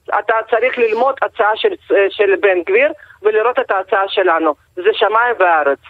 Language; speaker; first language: Hebrew; non-native, fluent; Russian